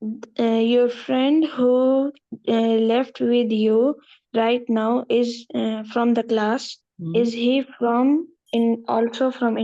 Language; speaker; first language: English; non-native, learner; Hindi